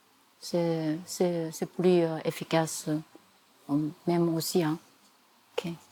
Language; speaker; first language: French; non-native, fluent; Korean